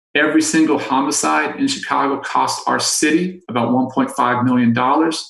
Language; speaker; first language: English; native; English